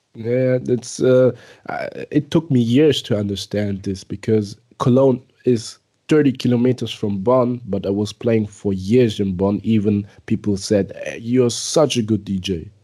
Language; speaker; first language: English; early bilingual, other home language; German